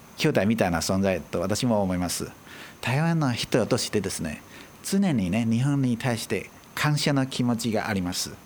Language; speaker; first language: Japanese; non-native, fluent; Chinese